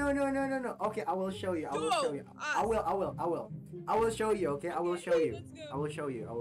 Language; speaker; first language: English; non-native, fluent; Indonesian